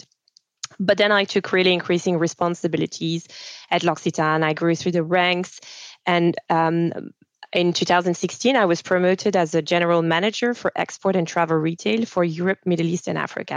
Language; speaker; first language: English; non-native, fluent; French